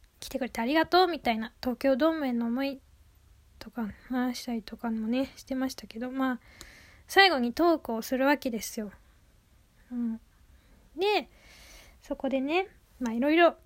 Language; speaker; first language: Japanese; native; Japanese